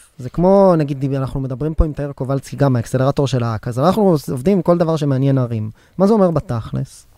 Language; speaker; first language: Hebrew; native; Hebrew